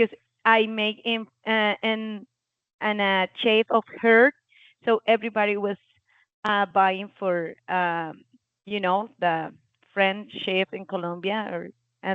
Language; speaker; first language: English; non-native, learner; Spanish